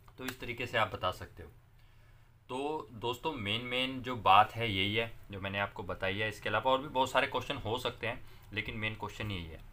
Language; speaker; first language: Hindi; non-native, local second language; Punjabi